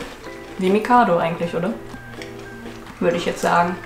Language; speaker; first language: German; native; German